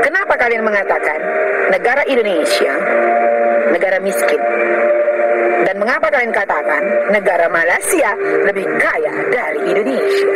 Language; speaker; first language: Indonesian; native; Indonesian